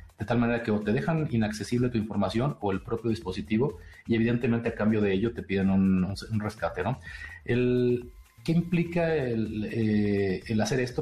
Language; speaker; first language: Spanish; native; Spanish